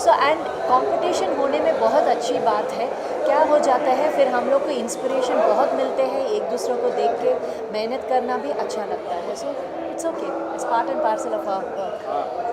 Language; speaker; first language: Hindi; non-native, local second language; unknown